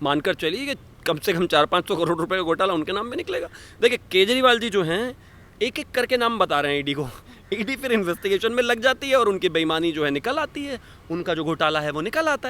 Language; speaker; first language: Hindi; native; Hindi